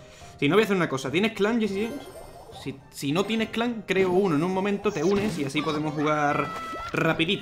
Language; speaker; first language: Spanish; native; Spanish